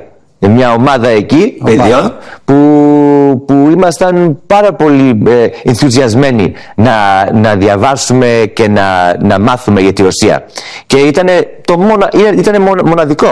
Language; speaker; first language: Greek; early bilingual, heritage; Greek